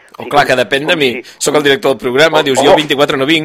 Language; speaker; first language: Catalan; native; Catalan